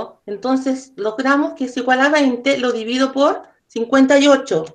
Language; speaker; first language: Spanish; native; Spanish